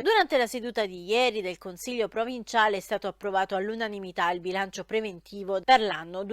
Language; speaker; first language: Italian; native; Italian